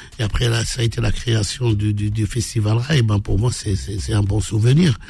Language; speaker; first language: French; non-native, local second language; Arabic